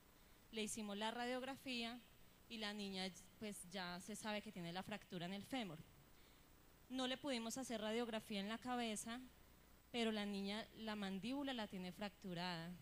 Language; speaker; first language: Spanish; native; Spanish